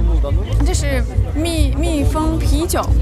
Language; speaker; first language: Chinese; non-native, learner; Russian